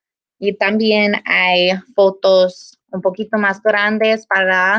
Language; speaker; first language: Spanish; non-native, learner; English